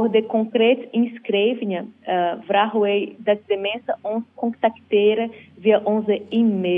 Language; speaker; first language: Dutch; non-native, learner; Portuguese